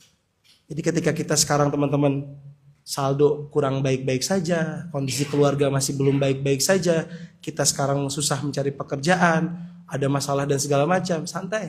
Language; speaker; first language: Indonesian; native; Indonesian